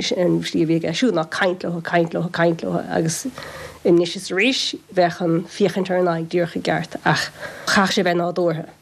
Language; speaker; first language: Irish; native; Irish